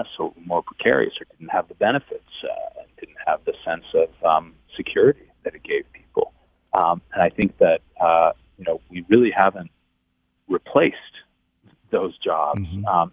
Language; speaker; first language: English; native; English